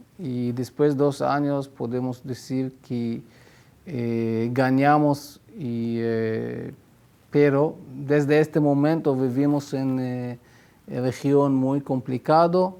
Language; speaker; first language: Spanish; non-native, fluent; Hebrew